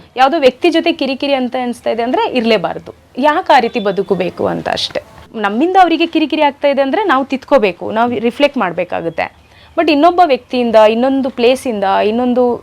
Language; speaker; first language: Kannada; non-native, local second language; Urdu